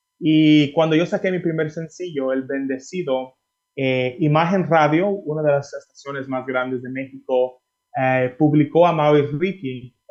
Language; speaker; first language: Spanish; early bilingual, heritage; Spanish